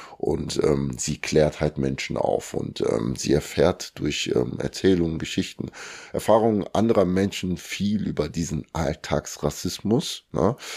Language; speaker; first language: German; early bilingual, other home language; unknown